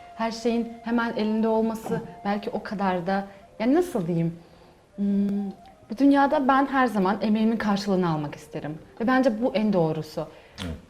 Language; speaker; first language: Turkish; non-native, learner; Kazakh